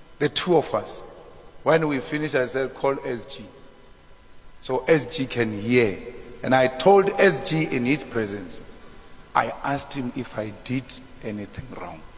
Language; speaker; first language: English; non-native, local second language; Northern Sotho